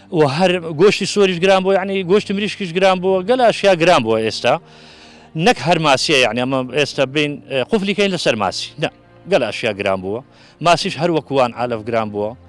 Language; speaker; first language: Central Kurdish; native; Central Kurdish